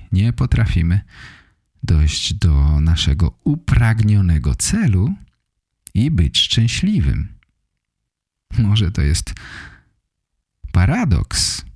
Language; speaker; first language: Polish; native; Polish